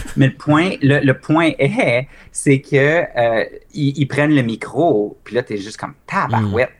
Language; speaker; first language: French; native; French